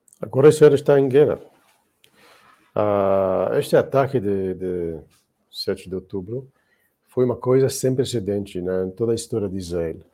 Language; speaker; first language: Portuguese; non-native, learner; Hebrew